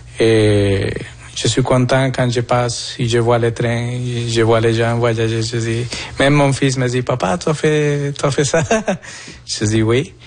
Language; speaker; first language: French; non-native, fluent; Spanish